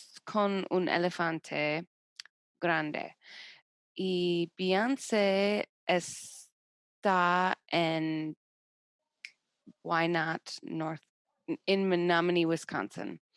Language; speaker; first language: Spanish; non-native, learner; English